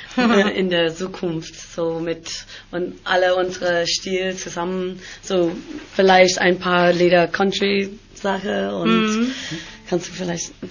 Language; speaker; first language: German; non-native, learner; English